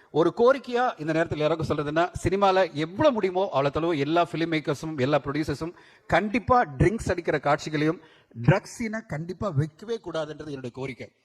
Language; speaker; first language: Tamil; native; Tamil